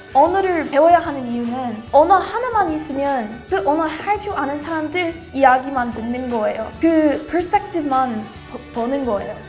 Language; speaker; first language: Korean; non-native, learner; English